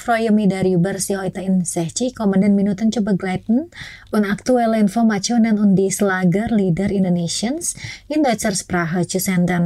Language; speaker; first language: German; non-native, learner; Indonesian